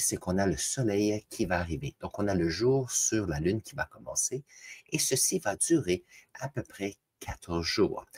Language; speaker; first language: French; native; French